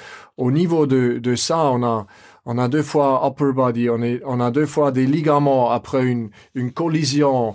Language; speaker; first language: French; non-native, fluent; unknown